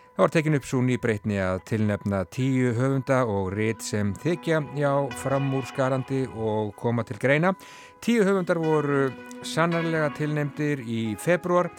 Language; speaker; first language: Icelandic; native; Icelandic